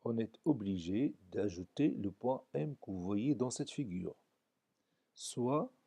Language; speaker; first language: French; non-native, local second language; Arabic